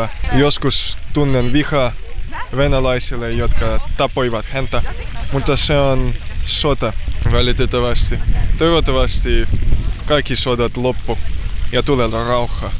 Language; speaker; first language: Finnish; non-native, learner; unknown